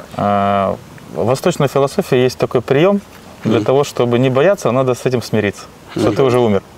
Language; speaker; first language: Russian; native; Russian